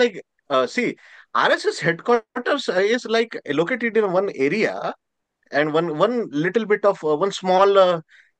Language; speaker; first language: English; non-native, local second language; Marathi